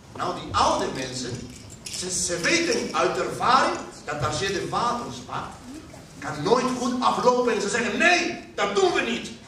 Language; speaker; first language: Dutch; non-native, fluent; Spanish